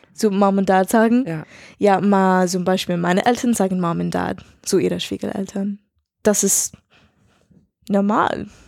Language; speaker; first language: German; non-native, learner; English